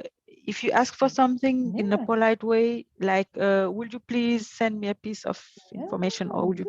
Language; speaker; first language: English; non-native, learner; French